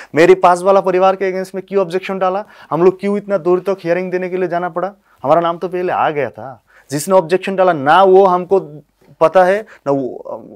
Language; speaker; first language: Hindi; non-native, local second language; Bangla